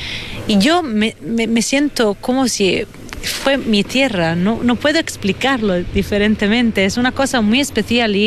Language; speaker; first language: Spanish; non-native, fluent; Italian